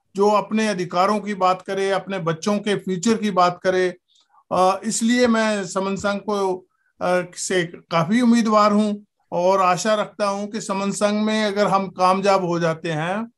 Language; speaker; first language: Hindi; native; Hindi